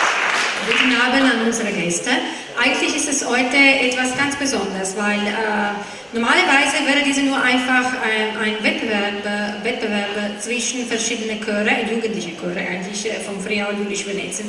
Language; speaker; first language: German; non-native, fluent; Italian